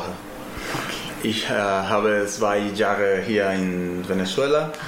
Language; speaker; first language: German; non-native, learner; Spanish